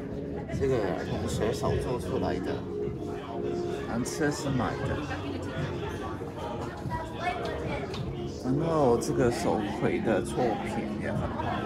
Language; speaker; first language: Chinese; non-native, local second language; Cantonese